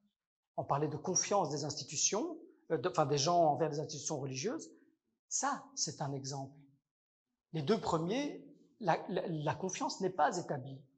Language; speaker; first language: French; native; French